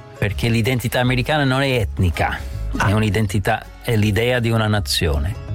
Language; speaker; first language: Italian; non-native, fluent; English